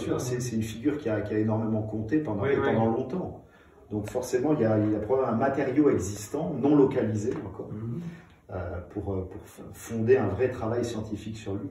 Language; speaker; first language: French; native; French